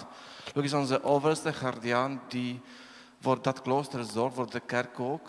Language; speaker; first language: Dutch; non-native, learner; Polish